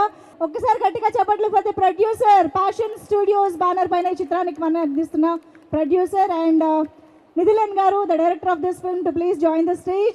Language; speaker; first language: Telugu; native; Telugu